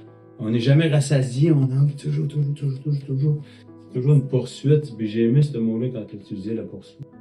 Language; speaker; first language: French; native; French